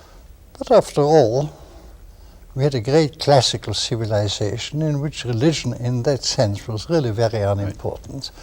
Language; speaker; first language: English; non-native, fluent; German